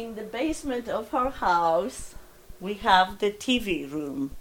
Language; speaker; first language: English; non-native, fluent; Spanish